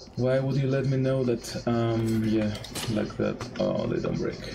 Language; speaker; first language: English; non-native, fluent; Greek